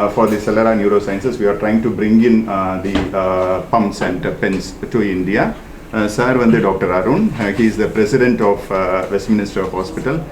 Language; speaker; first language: English; non-native, local second language; Tamil